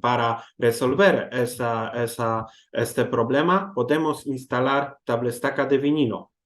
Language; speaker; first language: Spanish; non-native, learner; Polish